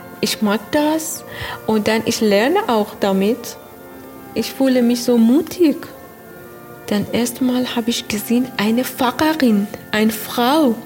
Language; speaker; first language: German; non-native, learner; Persian